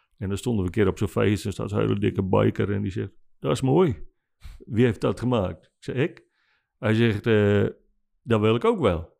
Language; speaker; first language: Dutch; non-native, local second language; Western Frisian